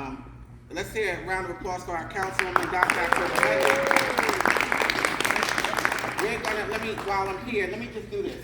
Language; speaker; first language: English; native; English